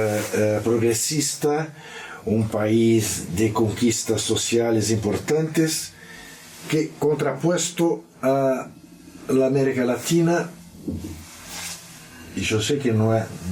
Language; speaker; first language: Spanish; non-native, learner; Portuguese